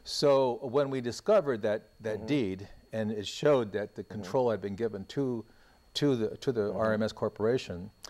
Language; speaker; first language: English; native; English